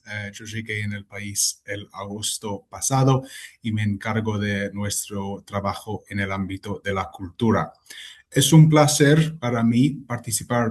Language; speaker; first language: Spanish; non-native, fluent; English